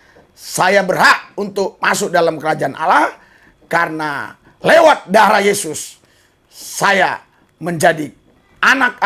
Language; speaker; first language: Indonesian; native; Indonesian